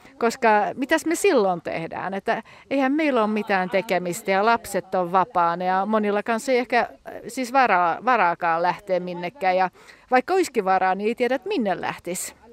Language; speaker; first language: Finnish; early bilingual, heritage; Finnish